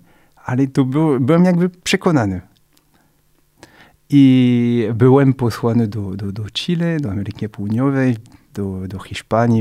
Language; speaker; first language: Polish; non-native, fluent; French